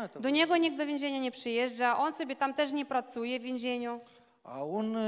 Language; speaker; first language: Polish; non-native, learner; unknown